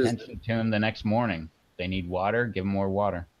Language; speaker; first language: English; native; English